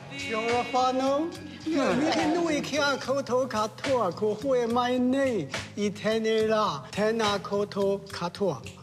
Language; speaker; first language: Māori; non-native, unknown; Chinese